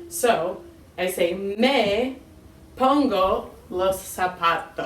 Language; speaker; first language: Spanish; non-native, fluent; English